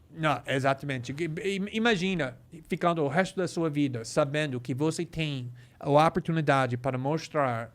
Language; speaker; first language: Portuguese; non-native, fluent; English